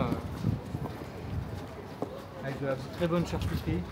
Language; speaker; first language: French; native; French